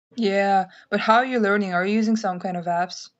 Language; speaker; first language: English; non-native, fluent; Kyrgyz